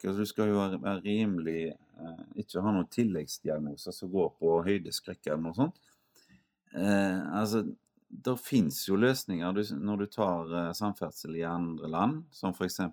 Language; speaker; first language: Norwegian; native; Norwegian